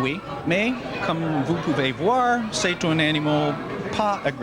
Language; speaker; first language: French; non-native, learner; English